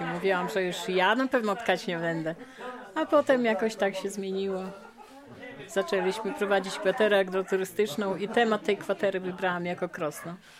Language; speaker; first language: Polish; native; Polish